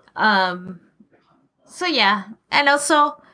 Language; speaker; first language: English; non-native, fluent; Spanish